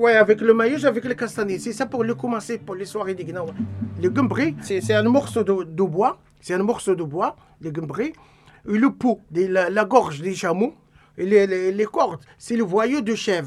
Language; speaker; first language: French; non-native, learner; Arabic